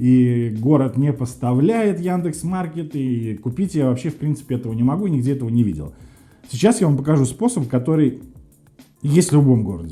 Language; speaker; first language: Russian; native; Russian